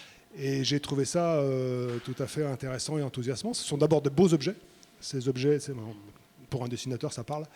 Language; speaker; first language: French; native; French